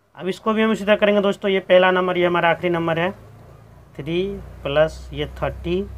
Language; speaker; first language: Hindi; native; Hindi